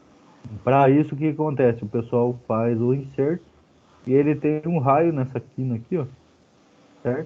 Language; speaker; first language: Portuguese; native; Portuguese